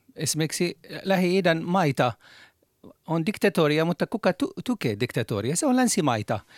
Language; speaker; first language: Finnish; non-native, learner; Arabic